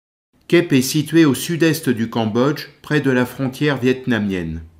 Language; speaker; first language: French; native; French